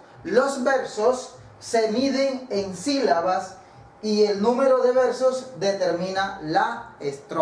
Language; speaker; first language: Spanish; native; Spanish